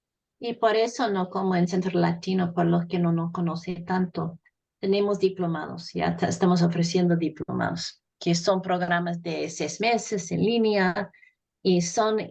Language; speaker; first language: Spanish; non-native, fluent; English